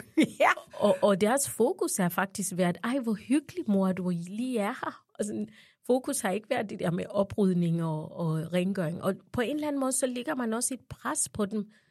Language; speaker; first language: Danish; non-native, fluent; Ganda